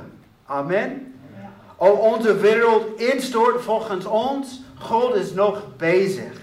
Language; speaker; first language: Dutch; non-native, learner; English